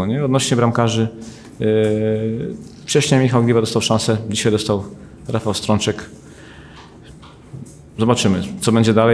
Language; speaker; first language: Polish; native; Polish